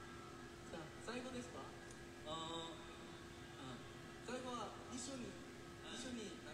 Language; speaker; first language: Japanese; non-native, learner; Korean